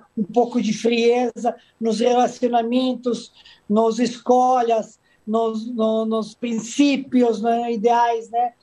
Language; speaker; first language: Portuguese; non-native, fluent; Serbian